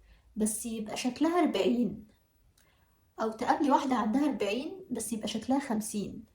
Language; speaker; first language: Arabic; native; Arabic